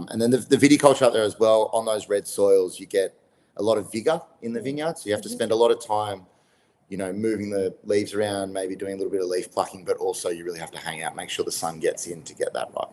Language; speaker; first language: English; native; English